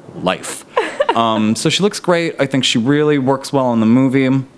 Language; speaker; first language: English; native; English